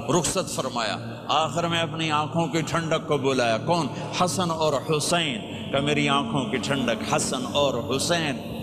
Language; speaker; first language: Urdu; non-native, local second language; Punjabi